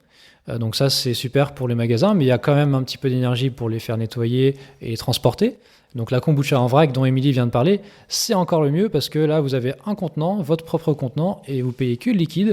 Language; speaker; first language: French; native; French